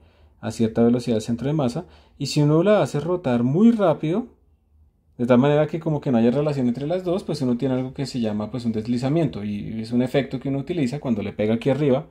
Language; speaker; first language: Spanish; native; Spanish